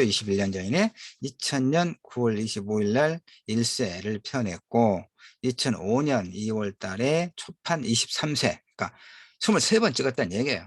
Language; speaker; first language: Korean; native; Korean